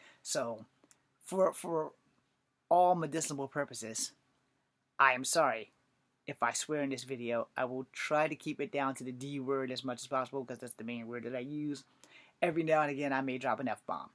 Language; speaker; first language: English; native; English